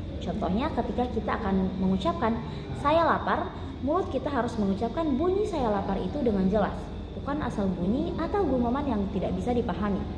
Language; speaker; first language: Indonesian; native; Indonesian